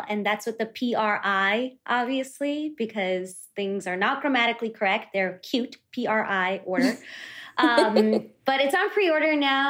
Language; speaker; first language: English; early bilingual, other home language; Kannada